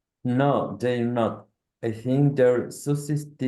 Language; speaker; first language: English; non-native, learner; Spanish